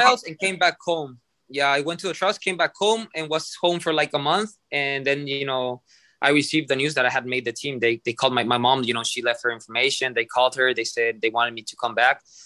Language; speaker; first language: English; non-native, fluent; Spanish